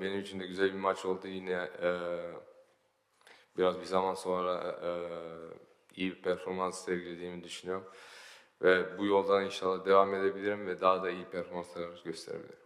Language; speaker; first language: Turkish; early bilingual, heritage; Turkish